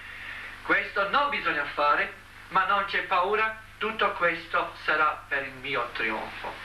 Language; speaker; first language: Italian; non-native, learner; Croatian